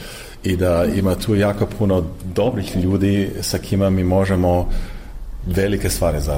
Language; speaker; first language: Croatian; early bilingual, heritage; Croatian